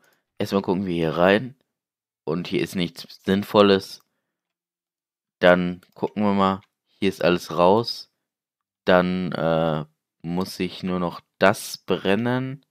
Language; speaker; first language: German; native; German